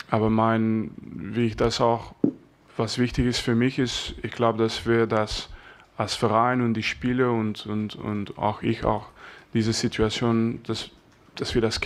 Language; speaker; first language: German; non-native, fluent; French